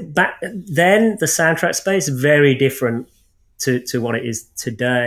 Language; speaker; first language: English; native; English